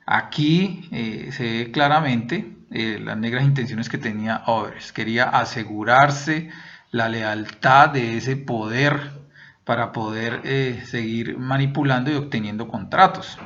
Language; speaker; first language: Spanish; native; Spanish